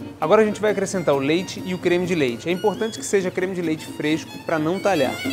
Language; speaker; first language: Portuguese; native; Portuguese